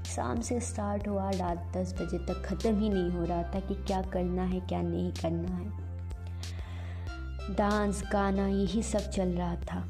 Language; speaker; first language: Hindi; non-native, local second language; Assamese